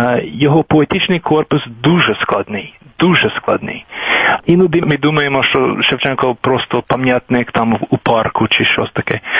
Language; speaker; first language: Ukrainian; non-native, fluent; English